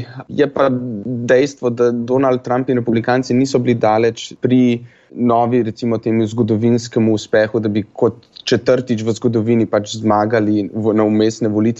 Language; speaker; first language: Slovenian; native; Slovenian